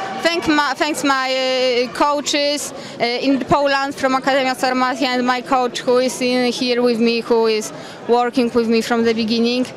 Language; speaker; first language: English; non-native, learner; Polish